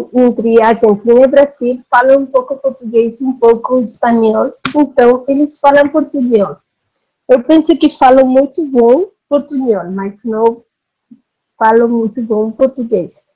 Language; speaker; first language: Portuguese; non-native, learner; Spanish